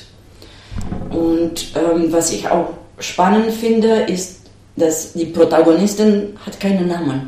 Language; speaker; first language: German; non-native, fluent; Romanian